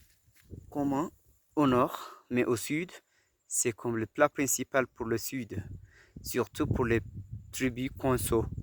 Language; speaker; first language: French; non-native, fluent; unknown